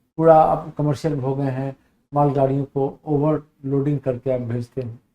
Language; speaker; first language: Hindi; native; Hindi